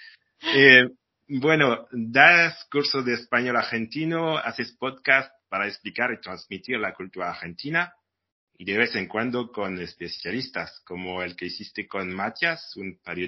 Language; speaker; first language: Spanish; non-native, fluent; French